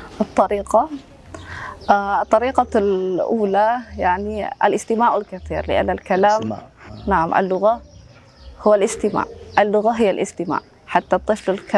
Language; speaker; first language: Arabic; non-native, fluent; Indonesian